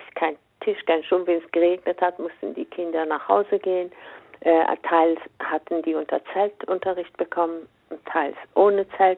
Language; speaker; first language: German; non-native, fluent; Persian